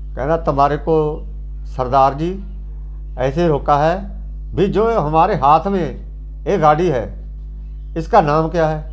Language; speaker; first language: Hindi; non-native, local second language; Punjabi